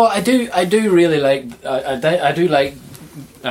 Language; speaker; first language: English; native; English